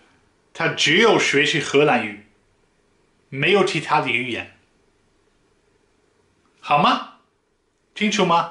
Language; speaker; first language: Chinese; non-native, fluent; Dutch